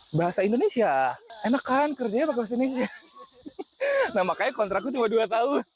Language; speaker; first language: Indonesian; native; Indonesian